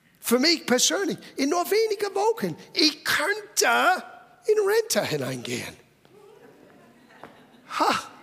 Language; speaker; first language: German; non-native, fluent; English